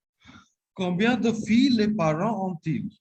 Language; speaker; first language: French; non-native, fluent; Bangla